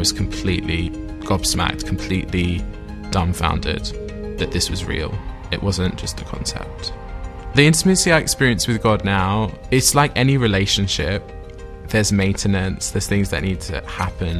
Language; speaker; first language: English; native; English